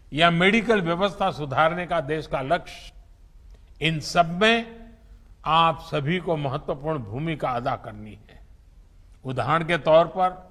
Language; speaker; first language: Hindi; native; Hindi